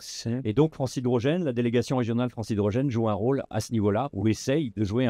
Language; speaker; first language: French; native; French